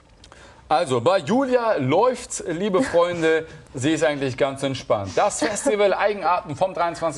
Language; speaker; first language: German; native; German